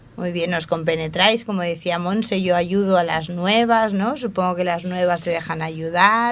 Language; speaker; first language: Spanish; non-native, local second language; Catalan